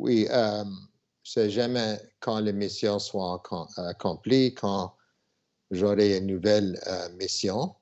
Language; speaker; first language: French; non-native, local second language; English